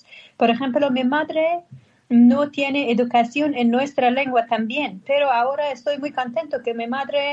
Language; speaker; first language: Spanish; non-native, learner; Persian